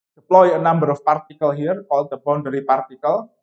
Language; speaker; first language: English; non-native, fluent; Indonesian